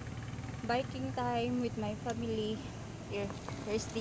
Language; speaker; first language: English; non-native, learner; Cebuano